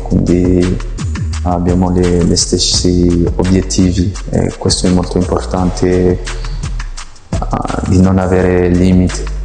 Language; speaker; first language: Italian; non-native, fluent; French